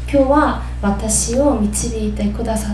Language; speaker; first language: Japanese; non-native, learner; Korean